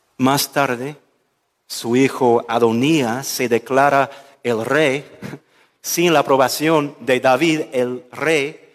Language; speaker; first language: Spanish; non-native, fluent; English